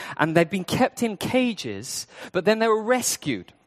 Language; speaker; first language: English; native; English